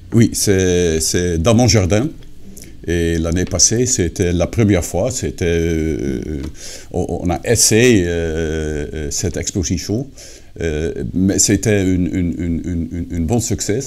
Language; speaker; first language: French; non-native, fluent; Dutch